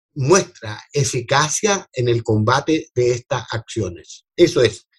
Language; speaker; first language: Spanish; native; Spanish